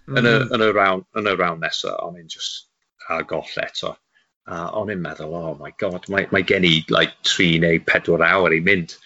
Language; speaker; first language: Welsh; non-native, local second language; English